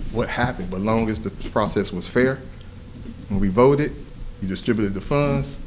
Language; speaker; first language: English; native; English